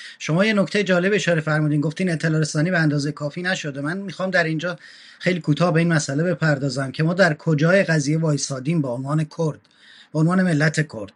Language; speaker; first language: Persian; non-native, local second language; Kurdish